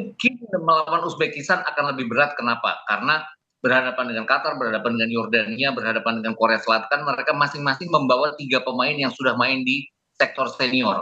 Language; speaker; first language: Indonesian; native; Indonesian